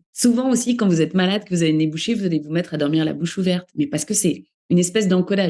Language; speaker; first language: French; native; French